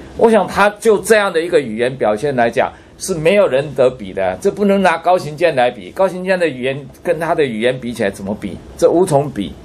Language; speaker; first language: Chinese; non-native, local second language; Hakka Chinese